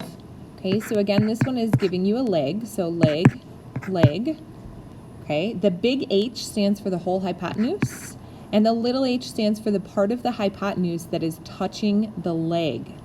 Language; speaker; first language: English; native; English